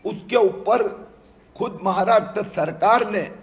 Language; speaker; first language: Hindi; non-native, local second language; Gujarati